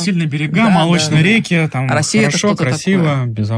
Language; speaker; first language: Russian; native; Russian